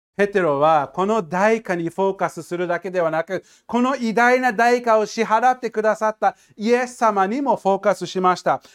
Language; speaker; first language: Japanese; non-native, fluent; English